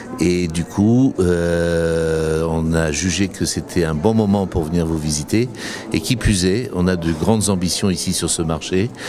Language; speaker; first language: French; native; French